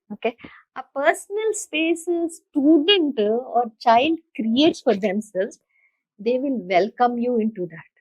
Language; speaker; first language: English; non-native, local second language; Telugu